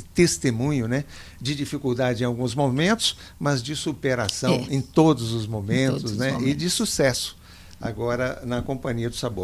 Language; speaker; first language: Portuguese; native; Portuguese